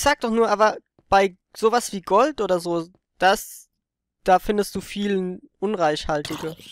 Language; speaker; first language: German; native; German